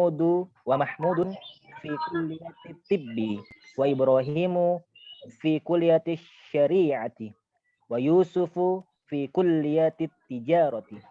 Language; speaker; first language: Arabic; non-native, learner; Indonesian